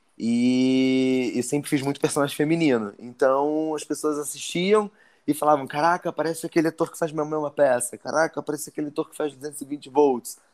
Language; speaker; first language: Portuguese; native; Portuguese